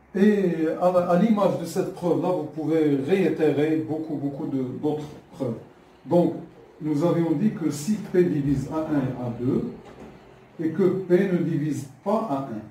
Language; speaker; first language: French; non-native, local second language; Arabic